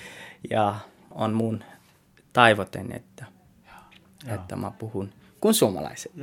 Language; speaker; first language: Finnish; non-native, learner; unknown